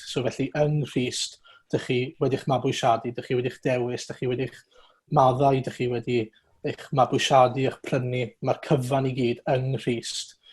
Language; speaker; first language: Welsh; native; Welsh